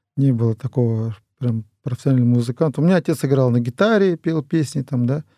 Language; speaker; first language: Russian; non-native, local second language; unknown